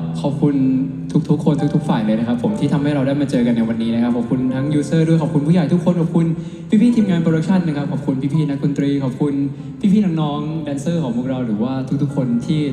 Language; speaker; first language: Thai; native; Thai